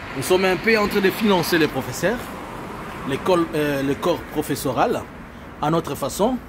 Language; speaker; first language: French; non-native, local second language; Swahili